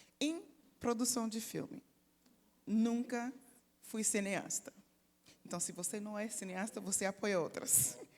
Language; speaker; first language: Portuguese; non-native, fluent; English